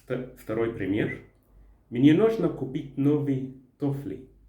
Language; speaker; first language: Russian; non-native, learner; Arabic